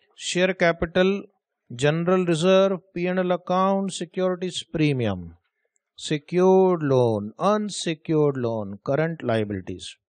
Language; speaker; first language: English; non-native, local second language; Hindi